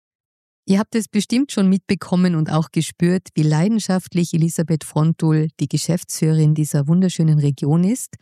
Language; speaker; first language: German; native; German